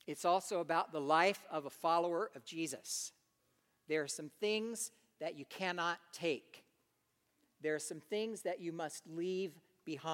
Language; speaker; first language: English; native; English